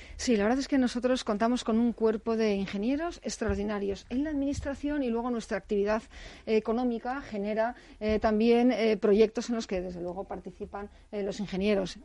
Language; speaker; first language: Spanish; native; Spanish